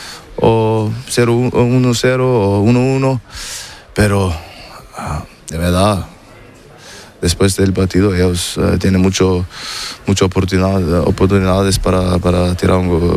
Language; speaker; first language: Spanish; non-native, learner; German